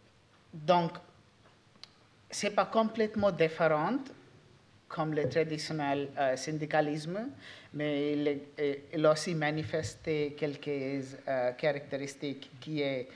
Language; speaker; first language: French; non-native, learner; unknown